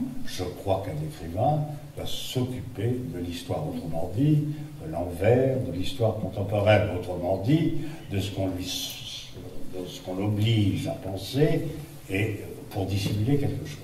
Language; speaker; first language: French; native; French